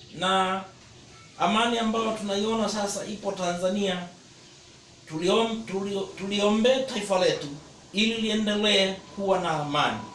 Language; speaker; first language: Swahili; non-native, local second language; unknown